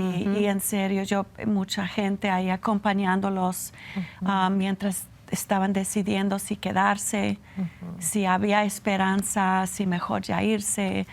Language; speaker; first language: Spanish; non-native, fluent; English